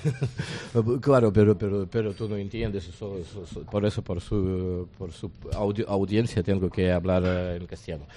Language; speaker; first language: Spanish; non-native, learner; Russian